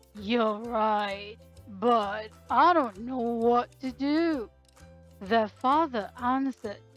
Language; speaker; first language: English; non-native, local second language; Malay